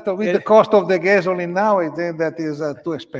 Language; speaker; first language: English; non-native, learner; Italian